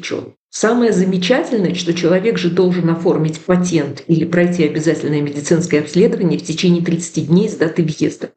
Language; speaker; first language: Russian; native; Russian